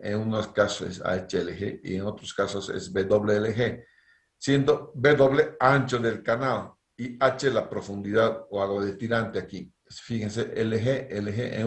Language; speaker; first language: Spanish; native; Spanish